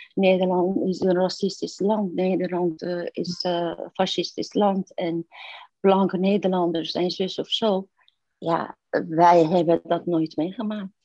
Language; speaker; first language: Dutch; non-native, fluent; Persian